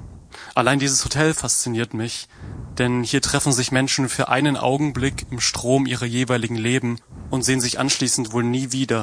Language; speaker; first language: German; native; German